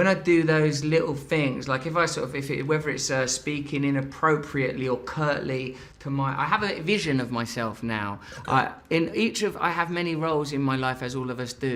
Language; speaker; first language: English; native; English